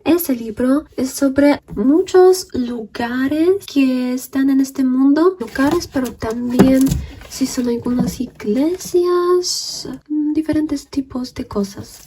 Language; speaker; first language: Spanish; non-native, fluent; Polish